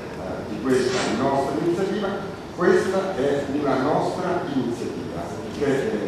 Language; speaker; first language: Italian; native; Italian